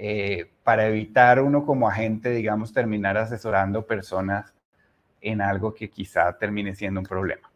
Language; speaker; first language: Spanish; native; Spanish